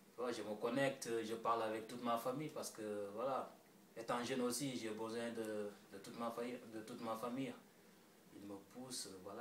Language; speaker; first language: French; non-native, local second language; Wolof